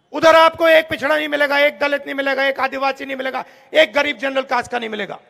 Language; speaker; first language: Hindi; native; Hindi